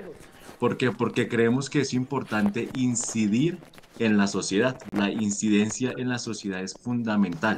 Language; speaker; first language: Spanish; native; Spanish